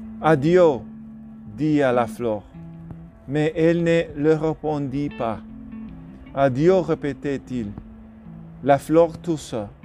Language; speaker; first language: French; non-native, learner; Spanish